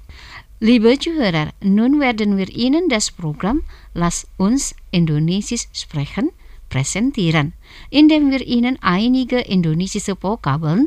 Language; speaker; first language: German; non-native, fluent; Indonesian